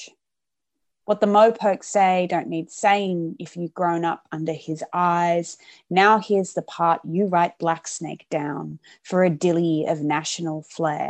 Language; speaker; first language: English; native; English